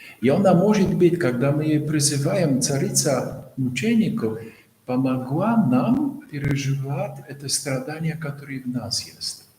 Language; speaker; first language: Russian; non-native, fluent; Polish